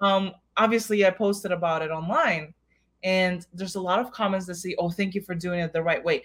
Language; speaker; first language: English; non-native, fluent; Russian